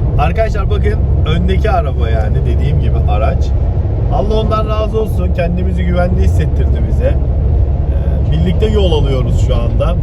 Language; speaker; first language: Turkish; early bilingual, heritage; Turkish